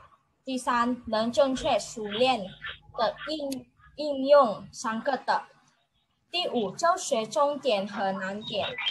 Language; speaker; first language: Chinese; non-native, learner; Indonesian